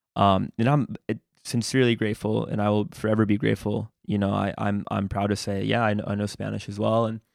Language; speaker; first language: English; early bilingual, other home language; Spanish